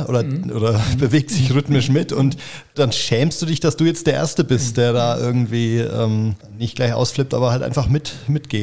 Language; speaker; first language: German; native; German